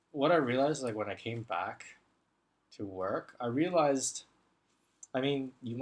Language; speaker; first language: English; non-native, local second language; Cantonese